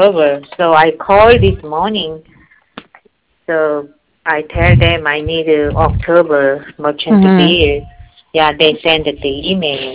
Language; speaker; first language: English; non-native, learner; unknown